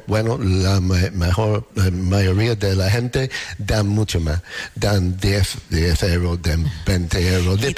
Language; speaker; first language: Spanish; non-native, learner; English